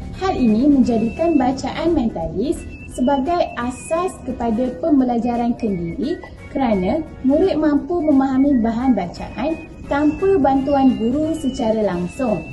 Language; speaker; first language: Malay; native; Malay